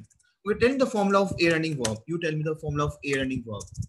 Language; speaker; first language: English; non-native, local second language; Hindi